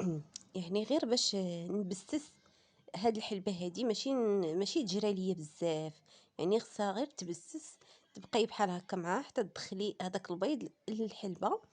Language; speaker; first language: Arabic; native; Arabic